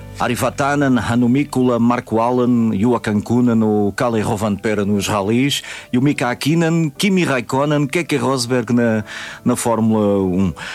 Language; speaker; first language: Portuguese; native; Portuguese